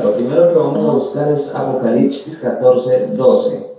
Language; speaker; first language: Spanish; native; Spanish